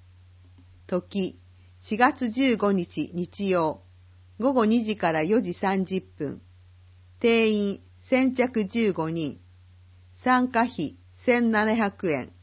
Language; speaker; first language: Japanese; native; Japanese